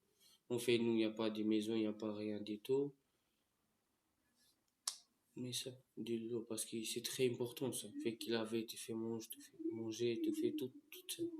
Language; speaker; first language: French; non-native, learner; Romanian